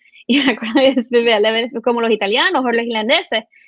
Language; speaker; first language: Spanish; early bilingual, heritage; Spanish